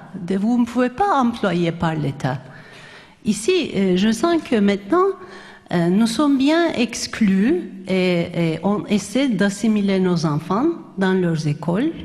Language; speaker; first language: French; non-native, fluent; Turkish